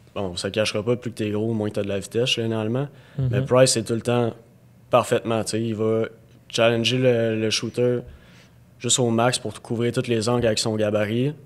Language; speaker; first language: French; native; French